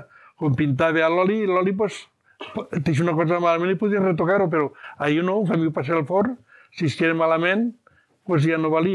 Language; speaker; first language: Catalan; native; Catalan